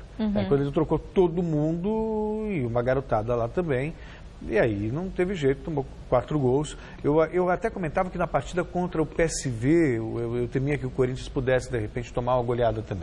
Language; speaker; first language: Portuguese; native; Portuguese